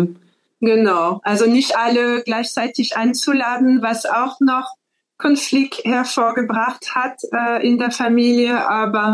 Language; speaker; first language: German; non-native, fluent; French